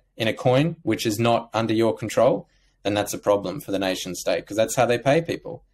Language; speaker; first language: English; native; English